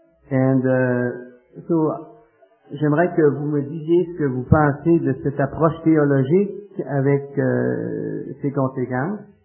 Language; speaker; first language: French; native; French